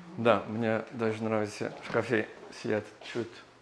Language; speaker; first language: Russian; non-native, fluent; English